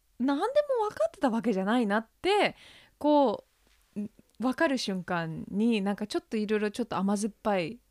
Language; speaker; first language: Japanese; early bilingual, heritage; Japanese